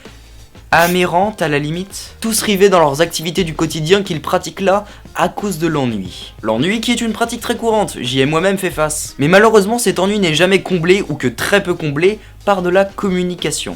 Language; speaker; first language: French; native; French